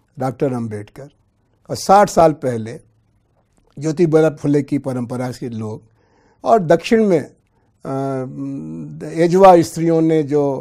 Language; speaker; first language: Hindi; native; Hindi